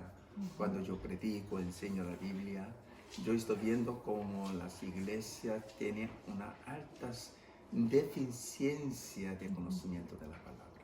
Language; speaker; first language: Spanish; non-native, fluent; English